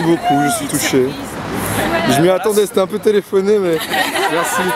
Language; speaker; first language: French; native; French